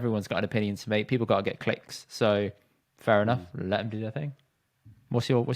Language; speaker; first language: English; early bilingual, other home language; Punjabi